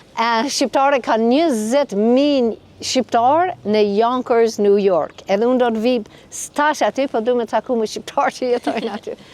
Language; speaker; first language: Albanian; non-native, fluent; English